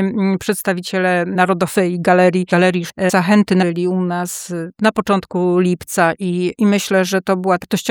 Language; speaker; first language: Polish; native; Polish